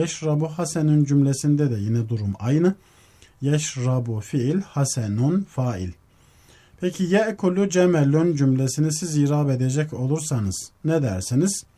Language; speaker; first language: Turkish; native; Turkish